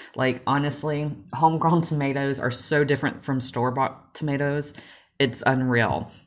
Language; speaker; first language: English; native; English